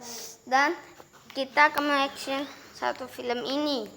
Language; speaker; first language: Indonesian; native; Indonesian